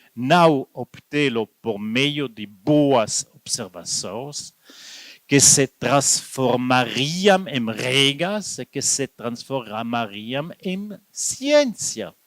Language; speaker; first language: Portuguese; non-native, fluent; Italian